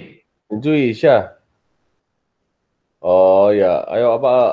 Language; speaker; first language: Chinese; non-native, learner; Indonesian